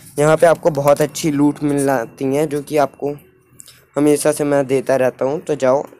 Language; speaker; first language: Hindi; native; Hindi